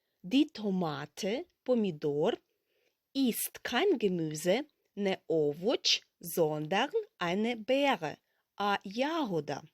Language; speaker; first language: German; non-native, fluent; Ukrainian